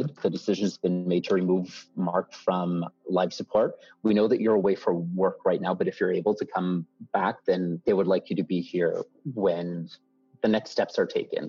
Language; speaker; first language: English; native; English